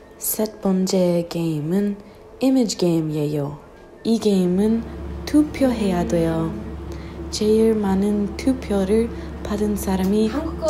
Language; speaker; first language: Korean; non-native, learner; English